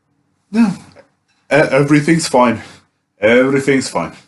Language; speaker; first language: English; native; English